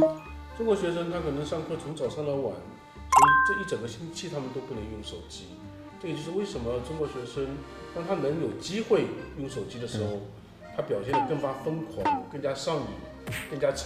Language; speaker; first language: Chinese; native; Chinese